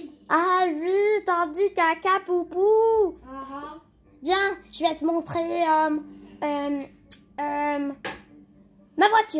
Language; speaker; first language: French; native; French